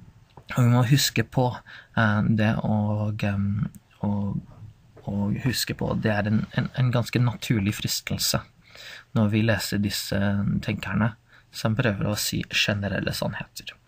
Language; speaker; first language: Norwegian; non-native, fluent; English